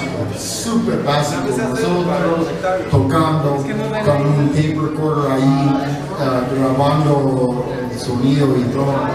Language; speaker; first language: Spanish; non-native, fluent; English